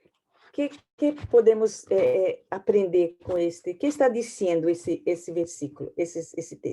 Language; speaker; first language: Portuguese; non-native, learner; Spanish